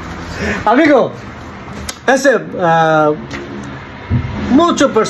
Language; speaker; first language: Spanish; non-native, learner; Bangla